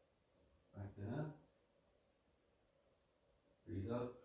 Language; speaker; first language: English; native; English